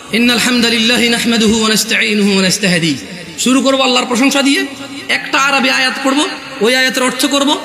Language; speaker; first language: Bangla; early bilingual, heritage; Bangla